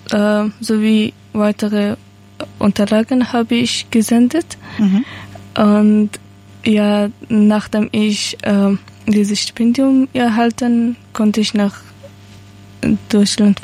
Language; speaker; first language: German; non-native, learner; Persian